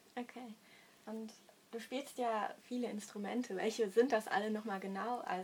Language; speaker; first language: German; native; German